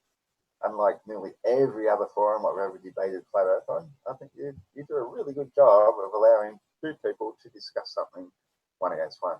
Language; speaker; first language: English; native; English